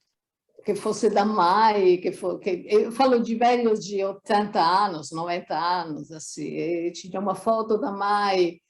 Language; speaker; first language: Portuguese; non-native, fluent; Italian